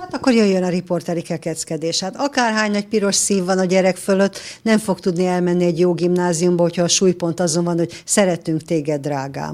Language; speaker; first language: Hungarian; native; Hungarian